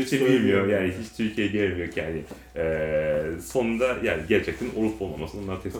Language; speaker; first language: Turkish; non-native, learner; Japanese